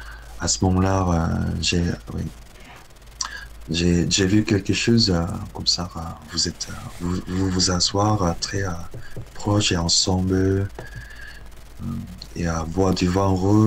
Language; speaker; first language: French; non-native, learner; Korean